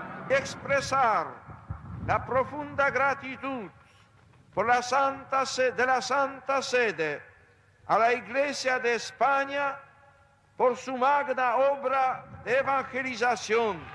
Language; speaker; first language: Spanish; non-native, fluent; Polish